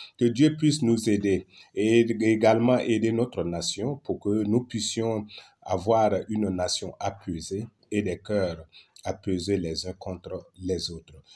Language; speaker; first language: French; non-native, local second language; Lingala